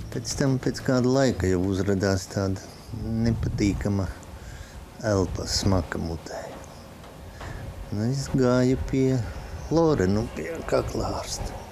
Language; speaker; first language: Latvian; native; Latvian